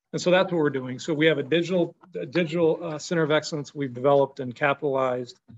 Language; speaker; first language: English; native; English